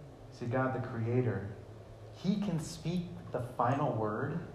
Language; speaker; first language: English; early bilingual, other home language; Spanish